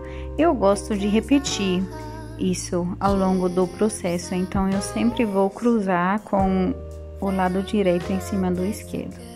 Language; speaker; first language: Portuguese; non-native, fluent; German